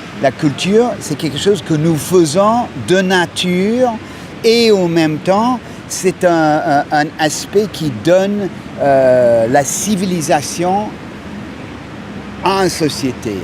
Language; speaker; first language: French; non-native, fluent; English